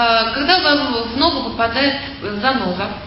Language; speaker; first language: Russian; native; Russian